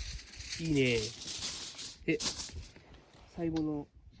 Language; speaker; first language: Japanese; native; Japanese